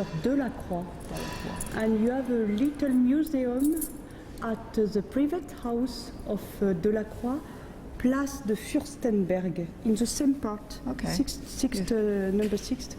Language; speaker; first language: English; non-native, learner; French